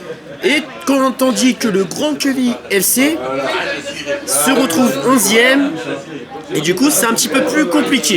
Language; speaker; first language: French; native; French